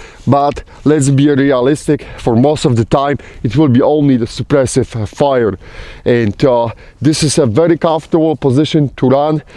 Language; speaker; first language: English; non-native, fluent; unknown